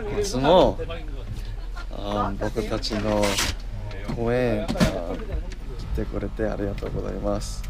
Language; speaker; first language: Japanese; non-native, learner; Korean